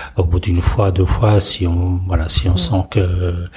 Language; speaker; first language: French; non-native, fluent; Portuguese